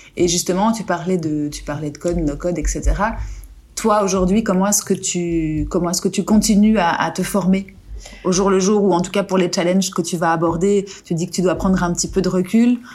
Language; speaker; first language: French; native; French